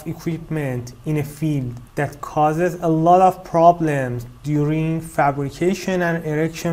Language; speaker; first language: English; non-native, fluent; Persian